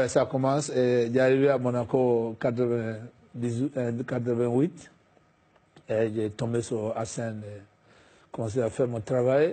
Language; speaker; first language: French; non-native, fluent; English